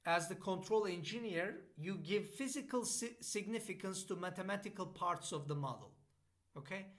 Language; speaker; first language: English; non-native, fluent; Turkish